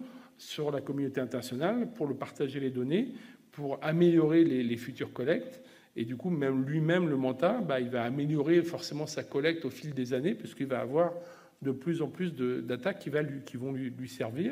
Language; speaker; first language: French; native; French